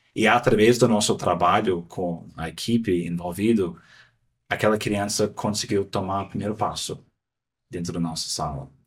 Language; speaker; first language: Portuguese; non-native, fluent; English